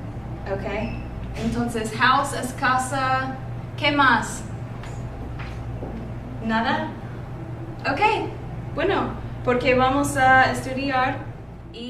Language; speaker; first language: Spanish; non-native, fluent; English